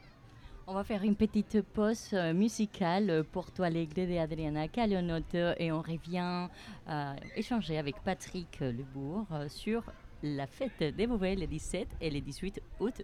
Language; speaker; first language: French; native; French